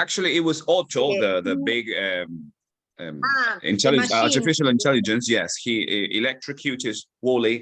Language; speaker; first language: English; non-native, fluent; Spanish